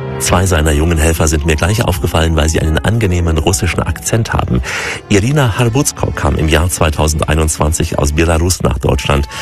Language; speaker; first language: German; native; German